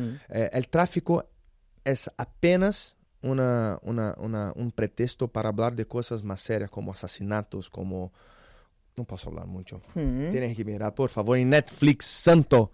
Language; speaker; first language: Spanish; non-native, learner; Portuguese